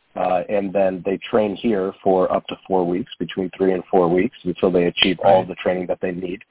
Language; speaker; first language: English; native; English